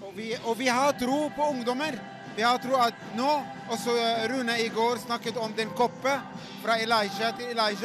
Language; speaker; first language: Swedish; non-native, fluent; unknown